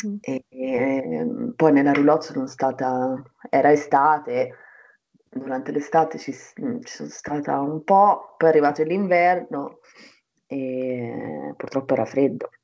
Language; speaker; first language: Italian; early bilingual, other home language; German